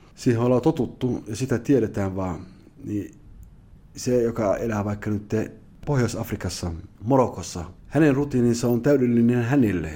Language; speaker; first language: Finnish; early bilingual, other home language; Somali